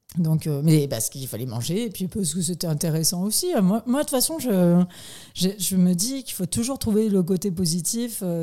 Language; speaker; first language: French; native; French